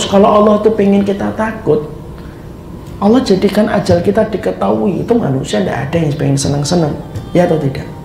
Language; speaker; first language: Indonesian; native; Indonesian